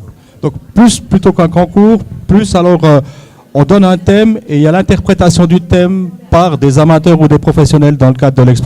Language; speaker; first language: French; native; French